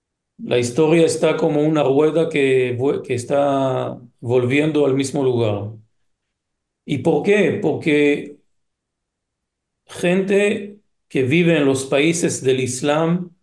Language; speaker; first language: Spanish; non-native, fluent; Hebrew